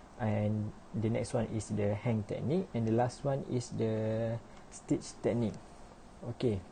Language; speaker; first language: English; non-native, learner; Malay